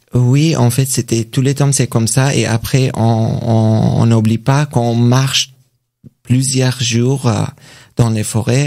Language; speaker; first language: French; non-native, learner; Persian